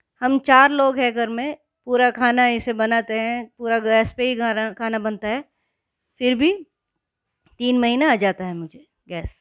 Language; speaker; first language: Hindi; non-native, local second language; Kannada